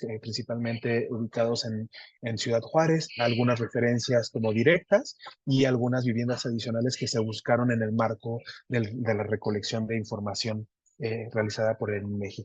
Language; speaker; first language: Spanish; native; Spanish